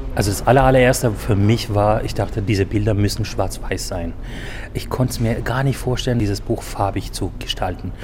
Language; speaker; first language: German; early bilingual, other home language; Persian